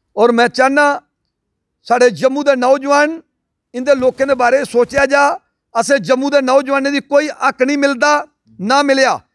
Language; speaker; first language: Punjabi; non-native, local second language; Dogri